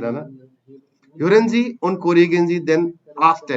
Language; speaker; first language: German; non-native, fluent; Hindi